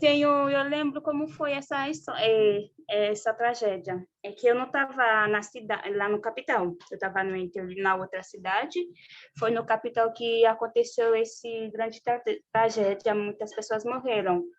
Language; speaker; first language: Portuguese; non-native, fluent; Haitian Creole